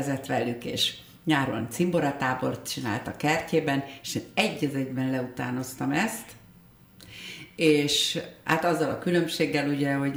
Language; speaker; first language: Hungarian; native; Hungarian